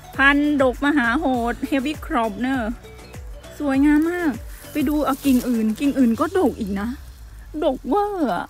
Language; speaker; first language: Thai; native; Thai